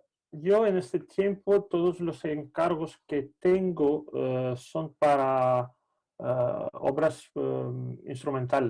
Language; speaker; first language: Spanish; non-native, fluent; Greek